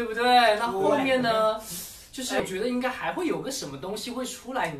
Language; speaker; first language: Chinese; native; Chinese